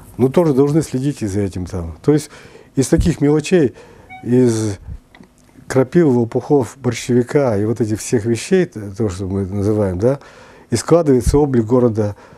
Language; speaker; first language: Russian; native; Russian